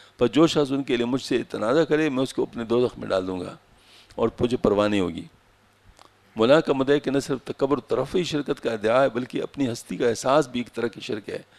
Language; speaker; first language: Urdu; non-native, local second language; Pashto